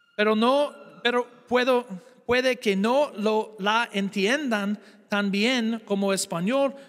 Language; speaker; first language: Spanish; non-native, fluent; English